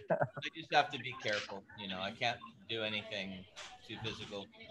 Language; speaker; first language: English; native; English